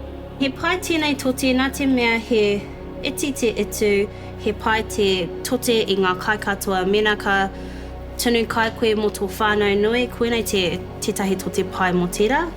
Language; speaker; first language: Māori; non-native, local second language; English